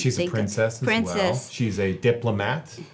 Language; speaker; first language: English; native; English